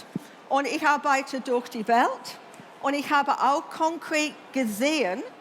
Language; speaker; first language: German; non-native, learner; English